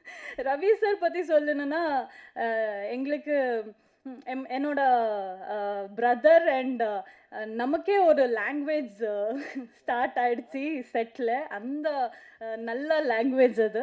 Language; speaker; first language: Tamil; non-native, learner; Kannada